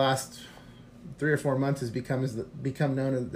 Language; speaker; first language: English; native; English